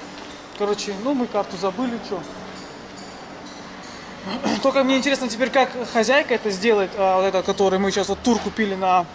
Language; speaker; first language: Russian; native; Russian